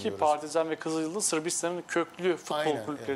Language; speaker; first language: Turkish; native; Turkish